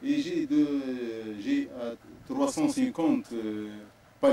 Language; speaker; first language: French; non-native, local second language; Arabic